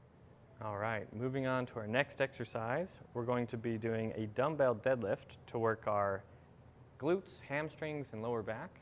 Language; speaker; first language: English; native; English